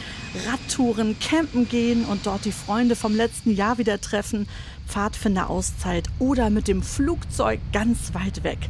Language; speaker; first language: German; native; German